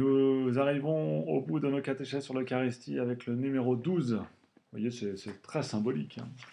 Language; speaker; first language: French; native; French